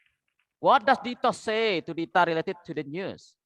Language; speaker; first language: English; non-native, learner; Indonesian